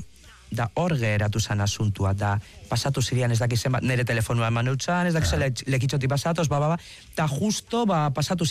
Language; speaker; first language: Basque; native; Basque